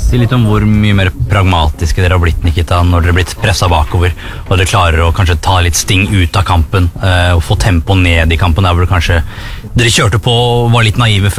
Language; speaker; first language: Norwegian; native; Norwegian